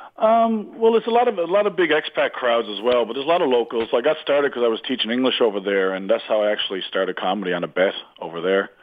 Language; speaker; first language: English; native; English